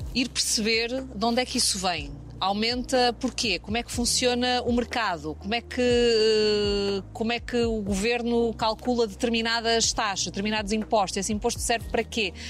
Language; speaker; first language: Portuguese; native; Portuguese